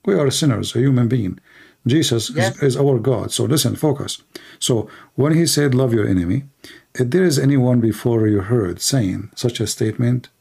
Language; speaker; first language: English; non-native, fluent; Arabic